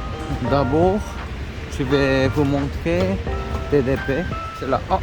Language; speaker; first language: French; non-native, learner; Korean